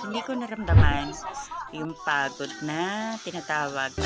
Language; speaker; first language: Filipino; native; Filipino